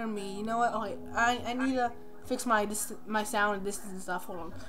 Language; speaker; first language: English; native; English